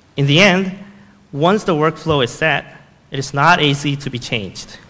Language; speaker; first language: English; non-native, fluent; Korean